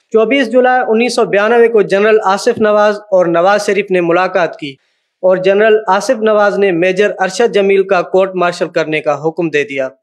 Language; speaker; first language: Urdu; non-native, local second language; Sindhi